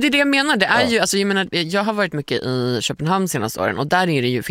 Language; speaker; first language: Swedish; native; Swedish